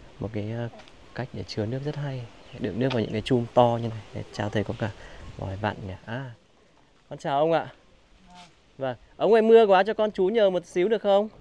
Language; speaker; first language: Vietnamese; native; Vietnamese